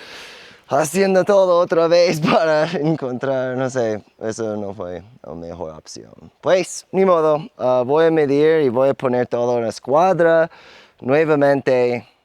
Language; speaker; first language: Spanish; non-native, learner; English